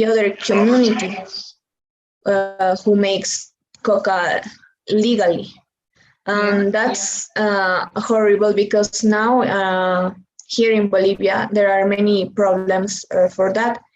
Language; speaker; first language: English; non-native, learner; Spanish